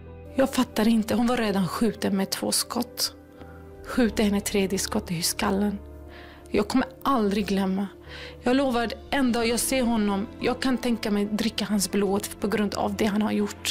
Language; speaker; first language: Swedish; non-native, fluent; Kurdish